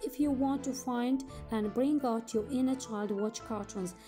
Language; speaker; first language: English; non-native, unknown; Azerbaijani